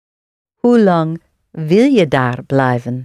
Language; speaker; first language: Dutch; non-native, learner; English